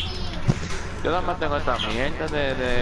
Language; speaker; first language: Spanish; native; Spanish